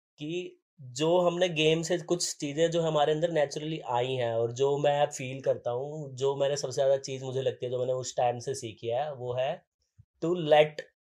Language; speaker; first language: Hindi; native; Hindi